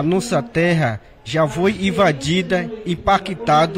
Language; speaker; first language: Portuguese; non-native, local second language; Yanomámi